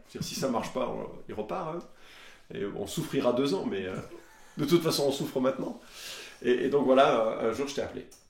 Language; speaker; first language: French; native; French